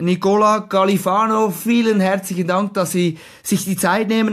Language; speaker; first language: German; native; German